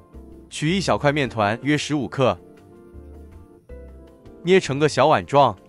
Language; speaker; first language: Chinese; native; Chinese